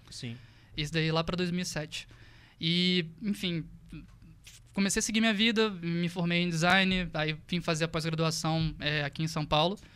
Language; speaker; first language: Portuguese; native; Portuguese